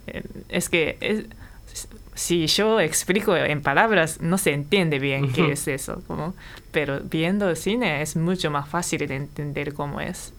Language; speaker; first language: Spanish; non-native, fluent; Japanese